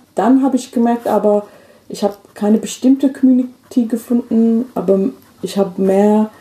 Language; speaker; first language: German; non-native, fluent; English